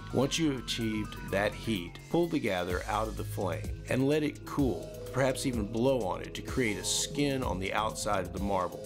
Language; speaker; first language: English; native; English